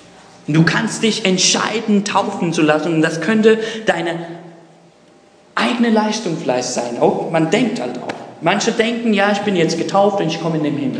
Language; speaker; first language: German; non-native, fluent; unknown